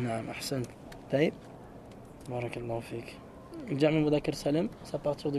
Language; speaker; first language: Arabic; non-native, fluent; French